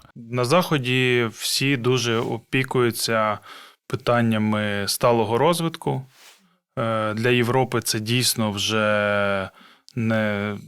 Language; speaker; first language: Ukrainian; non-native, local second language; Russian